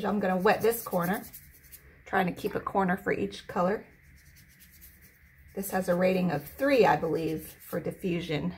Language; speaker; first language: English; native; English